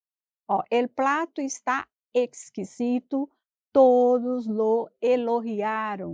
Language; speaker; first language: Spanish; non-native, fluent; Portuguese